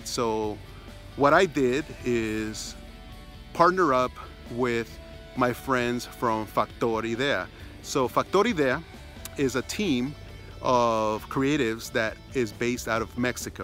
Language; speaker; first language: English; early bilingual, other home language; Spanish